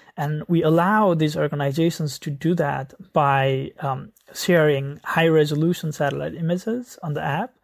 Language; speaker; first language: English; non-native, local second language; Nepali